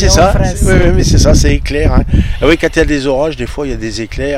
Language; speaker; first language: French; native; French